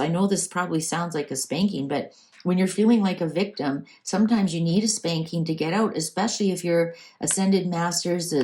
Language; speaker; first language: English; native; English